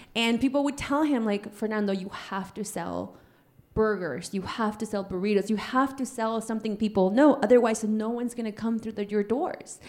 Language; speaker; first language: English; early bilingual, other home language; Spanish